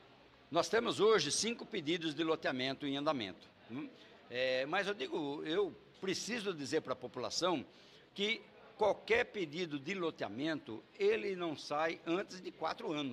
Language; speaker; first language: Portuguese; native; Portuguese